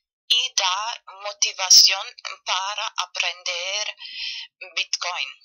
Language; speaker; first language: Spanish; non-native, fluent; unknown